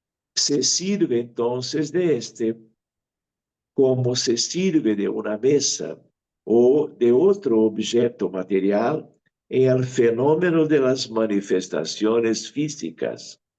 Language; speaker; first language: Spanish; non-native, fluent; Portuguese